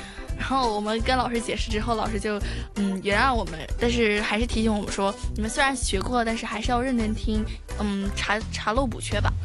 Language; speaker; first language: Chinese; native; Chinese